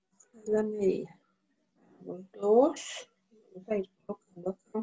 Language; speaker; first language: Spanish; native; Spanish